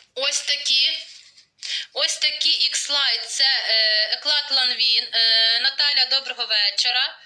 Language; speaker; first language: Ukrainian; native; Ukrainian